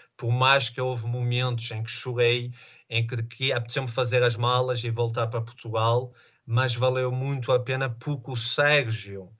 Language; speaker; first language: Portuguese; native; Portuguese